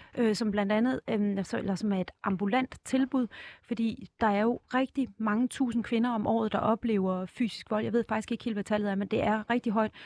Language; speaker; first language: Danish; native; Danish